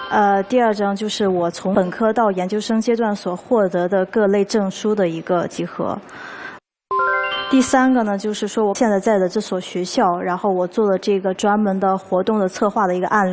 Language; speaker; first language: Chinese; native; Chinese